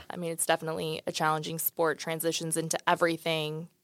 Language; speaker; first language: English; native; English